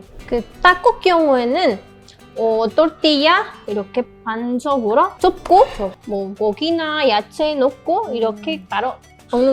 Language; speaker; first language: Korean; non-native, fluent; Spanish